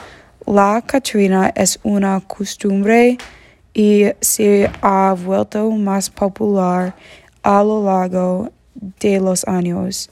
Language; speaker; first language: Spanish; non-native, learner; English